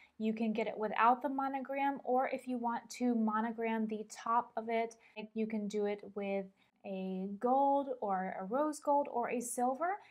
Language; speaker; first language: English; native; English